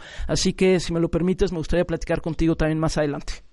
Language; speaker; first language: Spanish; native; Spanish